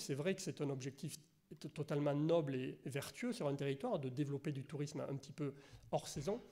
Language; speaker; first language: French; native; French